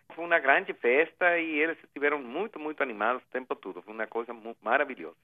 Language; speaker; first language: Portuguese; non-native, fluent; Spanish